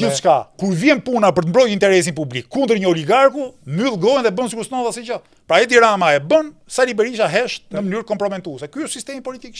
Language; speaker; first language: Albanian; native; Albanian